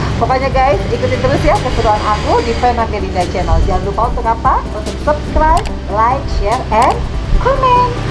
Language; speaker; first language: Indonesian; native; Indonesian